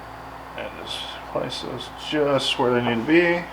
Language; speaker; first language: English; native; English